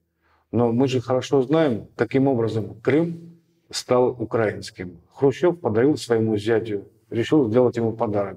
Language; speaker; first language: Russian; native; Russian